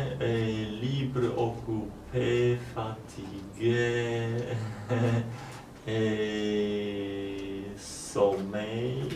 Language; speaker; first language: French; non-native, learner; Polish